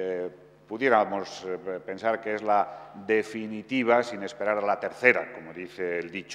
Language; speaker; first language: Spanish; native; Spanish